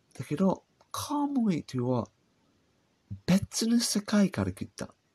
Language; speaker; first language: Japanese; non-native, learner; English